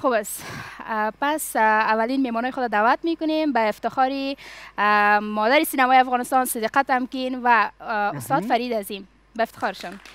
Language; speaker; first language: Persian; native; Persian